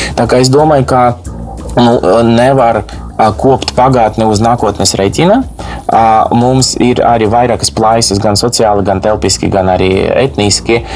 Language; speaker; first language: Latvian; non-native, local second language; Russian